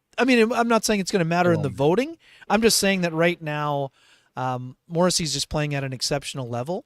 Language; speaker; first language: English; native; English